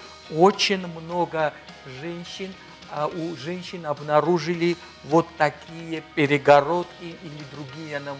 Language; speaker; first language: Russian; non-native, fluent; Georgian